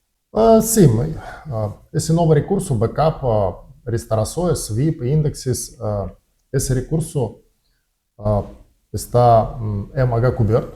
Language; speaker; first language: Portuguese; non-native, learner; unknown